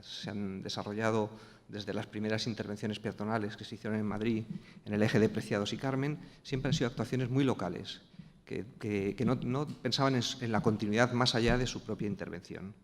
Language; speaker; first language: Spanish; native; Spanish